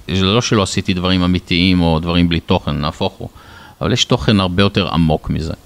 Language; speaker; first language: Hebrew; native; Hebrew